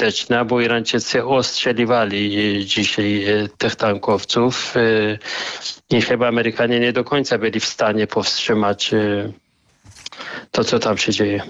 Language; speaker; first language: Polish; non-native, fluent; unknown